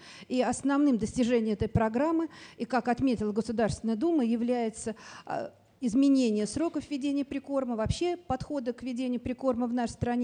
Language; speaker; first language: Russian; native; Russian